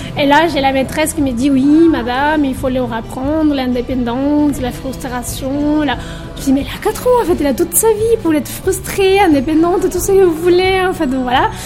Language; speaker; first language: French; non-native, fluent; Spanish